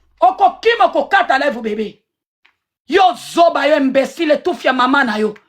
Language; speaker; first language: Lingala; native; Lingala